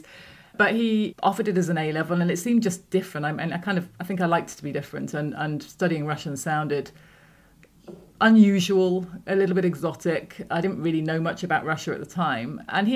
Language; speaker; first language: English; native; English